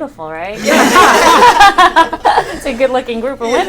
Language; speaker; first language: English; native; English